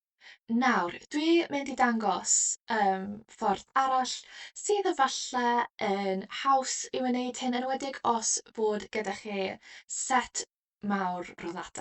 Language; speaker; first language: Welsh; non-native, local second language; English